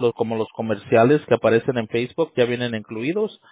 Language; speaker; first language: Spanish; early bilingual, heritage; Spanish